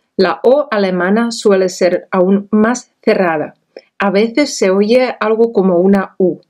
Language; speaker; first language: Spanish; non-native, fluent; Czech